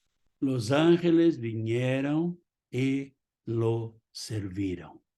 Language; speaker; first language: Spanish; non-native, fluent; Portuguese